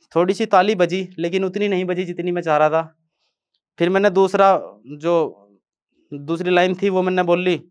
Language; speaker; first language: Hindi; native; Hindi